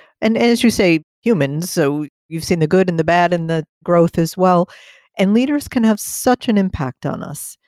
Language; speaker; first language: English; native; English